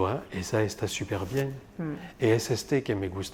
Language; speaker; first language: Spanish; non-native, fluent; French